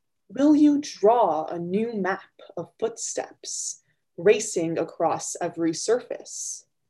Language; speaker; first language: English; early bilingual, other home language; Armenian